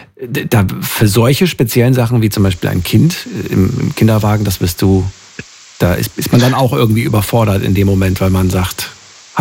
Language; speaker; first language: German; native; German